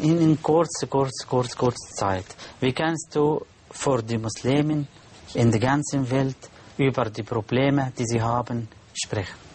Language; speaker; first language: German; non-native, learner; Arabic